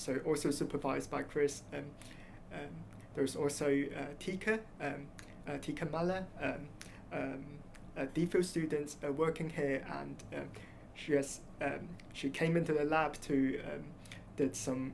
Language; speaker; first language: English; non-native, local second language; Cantonese